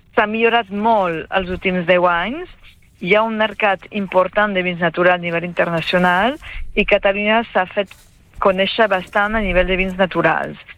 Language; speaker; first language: Catalan; non-native, fluent; French